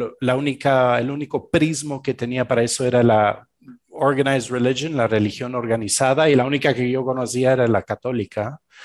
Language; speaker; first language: Spanish; non-native, fluent; French